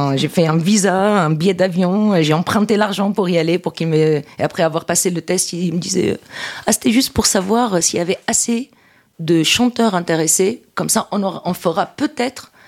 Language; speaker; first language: French; non-native, local second language; Arabic